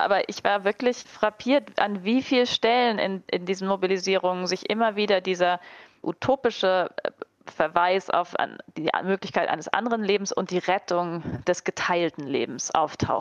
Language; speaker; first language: German; native; German